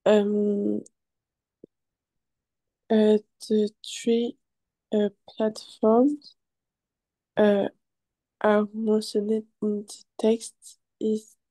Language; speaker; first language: English; non-native, learner; French